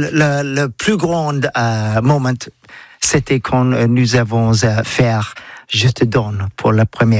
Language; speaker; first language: French; non-native, learner; English